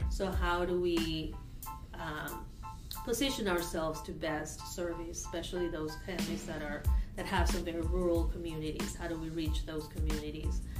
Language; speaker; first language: English; non-native, fluent; Spanish